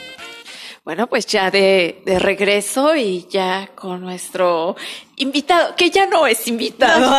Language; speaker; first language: Spanish; native; Spanish